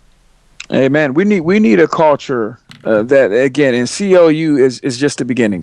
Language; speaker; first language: English; native; English